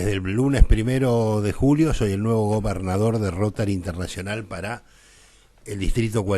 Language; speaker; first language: Spanish; native; Spanish